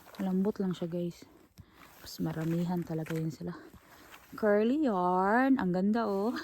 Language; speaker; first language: Filipino; non-native, local second language; Cebuano